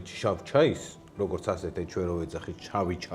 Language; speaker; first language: Georgian; native; Georgian